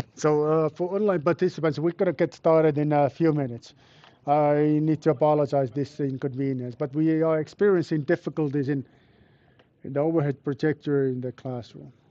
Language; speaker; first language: English; non-native, fluent; Finnish